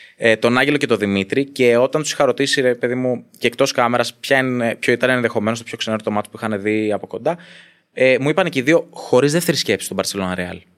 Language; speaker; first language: Greek; native; Greek